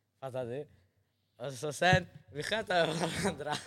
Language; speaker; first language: Swedish; early bilingual, other home language; Arabic